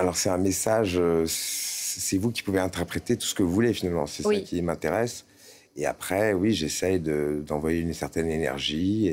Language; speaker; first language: French; native; French